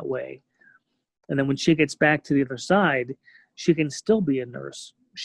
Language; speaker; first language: English; native; English